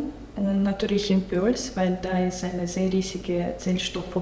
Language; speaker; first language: German; non-native, local second language; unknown